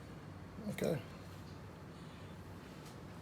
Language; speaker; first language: English; native; English